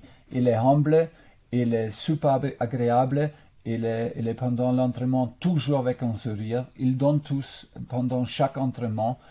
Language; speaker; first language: French; non-native, fluent; German